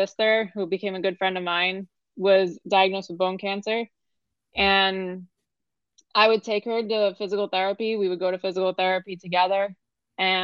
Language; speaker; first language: English; native; English